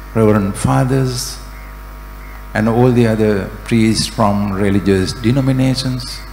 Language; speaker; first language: English; non-native, local second language; Sinhala